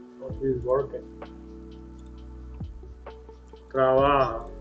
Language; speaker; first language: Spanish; non-native, learner; English